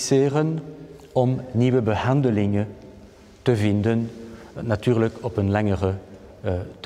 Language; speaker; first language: Dutch; non-native, fluent; French